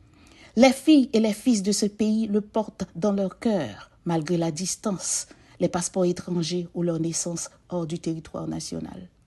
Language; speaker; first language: French; non-native, local second language; Haitian Creole